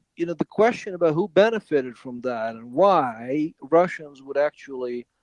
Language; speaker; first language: English; non-native, fluent; Ukrainian